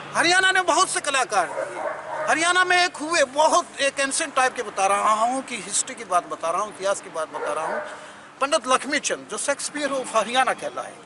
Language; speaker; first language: Hindi; native; Hindi